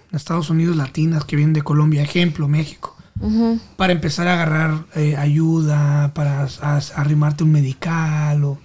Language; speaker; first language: Spanish; native; Spanish